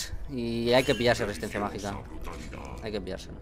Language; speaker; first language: Spanish; native; Spanish